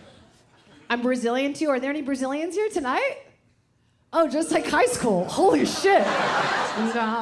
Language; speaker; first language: English; early bilingual, other home language; Portuguese